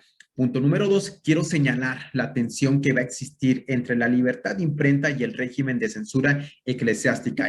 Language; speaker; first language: Spanish; native; Spanish